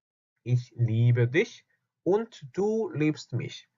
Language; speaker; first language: German; non-native, fluent; Korean